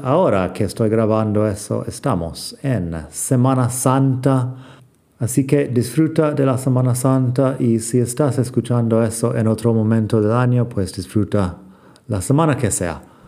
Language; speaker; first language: Spanish; non-native, fluent; English